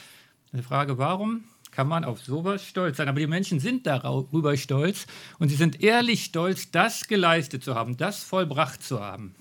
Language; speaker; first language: German; native; German